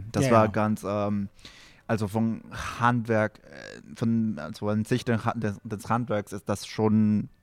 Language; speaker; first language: German; non-native, fluent; Spanish